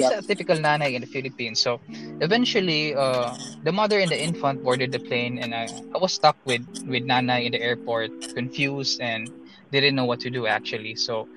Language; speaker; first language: English; non-native, local second language; Cebuano